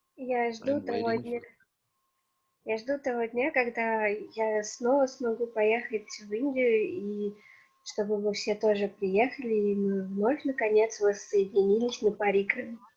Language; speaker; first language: Russian; native; Russian